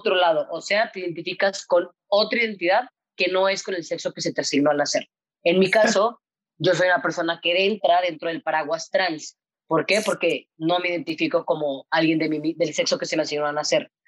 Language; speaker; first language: Spanish; native; Spanish